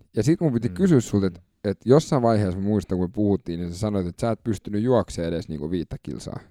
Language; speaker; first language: Finnish; native; Finnish